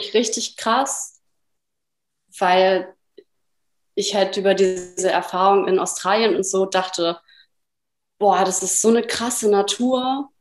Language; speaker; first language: German; native; German